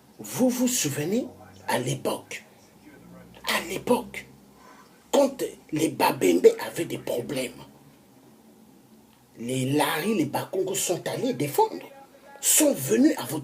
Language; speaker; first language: French; non-native, local second language; Kongo